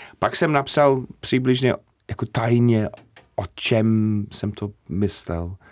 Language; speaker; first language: Czech; non-native, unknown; English